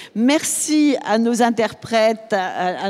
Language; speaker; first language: French; native; French